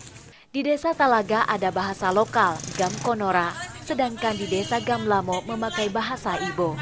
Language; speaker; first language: Indonesian; native; Indonesian